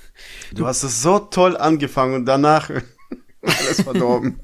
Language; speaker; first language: German; non-native, fluent; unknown